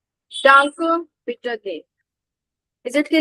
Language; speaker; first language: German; non-native, fluent; Hindi